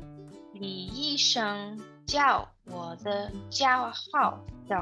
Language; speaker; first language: Chinese; non-native, learner; English